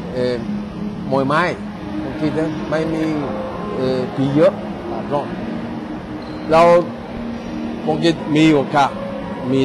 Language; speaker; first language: Thai; non-native, learner; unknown